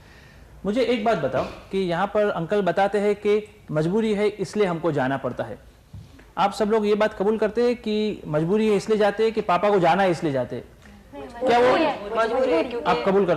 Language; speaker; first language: Hindi; native; Hindi